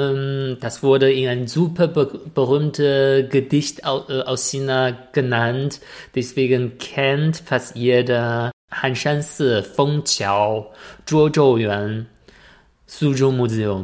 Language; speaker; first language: German; non-native, fluent; Chinese